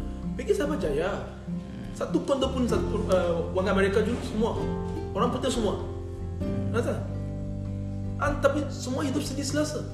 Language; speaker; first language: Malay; non-native, learner; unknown